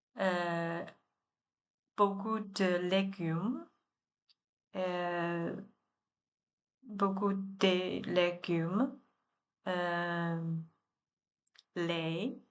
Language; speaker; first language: French; non-native, learner; Chinese